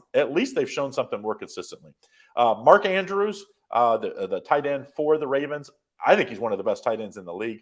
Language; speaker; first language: English; native; English